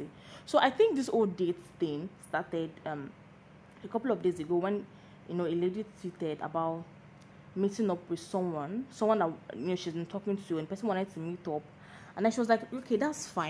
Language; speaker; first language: English; non-native, local second language; Yoruba